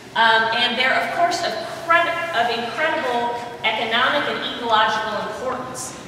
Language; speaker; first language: English; native; English